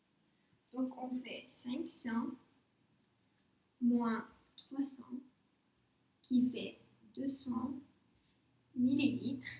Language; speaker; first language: French; non-native, local second language; English